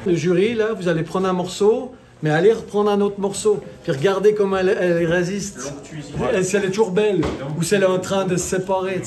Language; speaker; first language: French; native; French